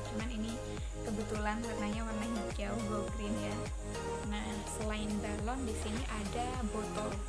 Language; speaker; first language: Indonesian; non-native, local second language; Madurese